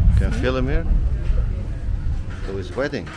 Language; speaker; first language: English; non-native, learner; Turkish